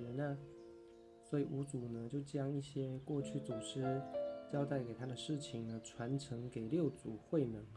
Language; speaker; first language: Chinese; native; Chinese